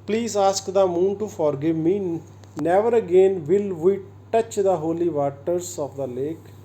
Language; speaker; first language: English; non-native, local second language; Punjabi